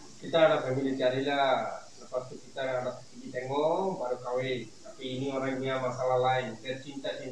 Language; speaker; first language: Indonesian; non-native, learner; Bangla